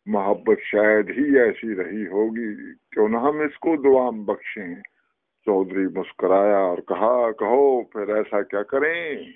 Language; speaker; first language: Urdu; native; Urdu